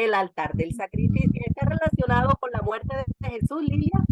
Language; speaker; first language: Spanish; native; Spanish